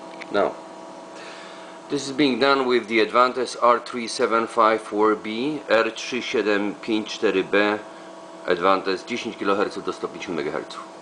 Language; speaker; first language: English; non-native, fluent; Polish